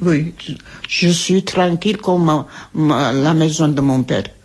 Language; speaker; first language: French; non-native, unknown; Armenian